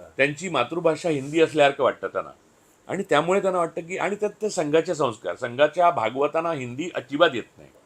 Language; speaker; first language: Marathi; native; Marathi